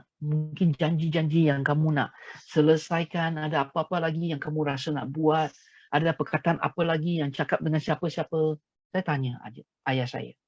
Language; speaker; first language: Malay; non-native, local second language; Chinese